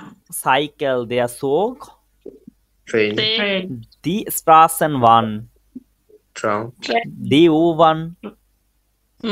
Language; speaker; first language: German; non-native, fluent; Bangla